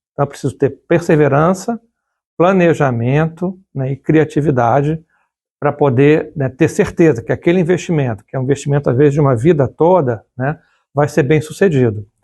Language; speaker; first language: Portuguese; native; Portuguese